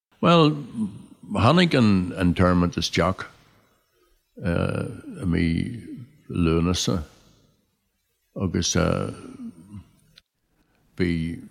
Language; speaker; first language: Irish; non-native, local second language; English